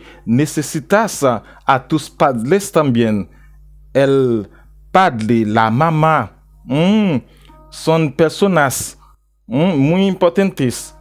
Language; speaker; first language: Spanish; non-native, learner; Haitian Creole